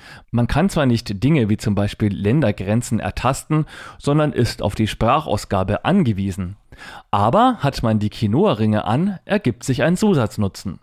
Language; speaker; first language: German; native; German